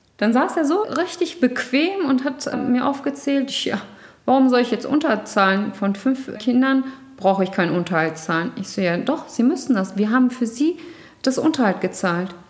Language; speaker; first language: German; early bilingual, other home language; Turkish